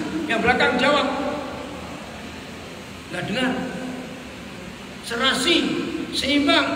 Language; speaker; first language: Indonesian; native; Indonesian